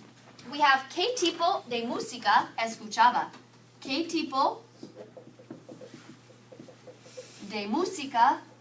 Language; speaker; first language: Spanish; non-native, fluent; English